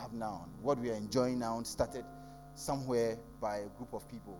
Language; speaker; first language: English; non-native, local second language; Akan